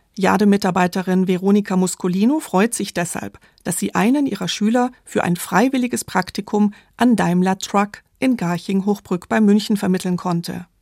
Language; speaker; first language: German; native; German